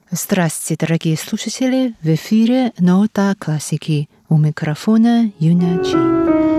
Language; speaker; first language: Russian; non-native, fluent; Chinese